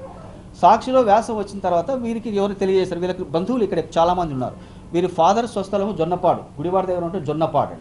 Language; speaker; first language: Telugu; native; Telugu